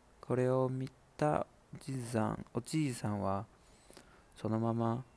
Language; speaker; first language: Japanese; non-native, learner; Chinese